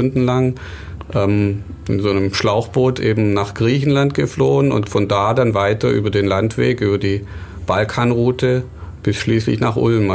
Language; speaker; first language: German; native; German